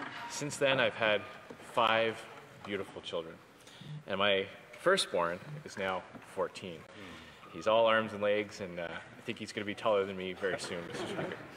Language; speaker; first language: English; native; English